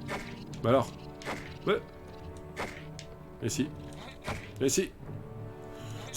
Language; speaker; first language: French; native; French